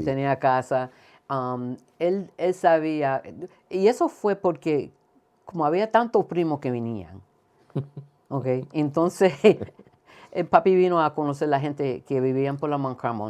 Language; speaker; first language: Spanish; early bilingual, heritage; Spanish